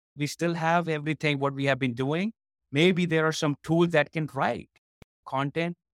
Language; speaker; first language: English; non-native, local second language; Hindi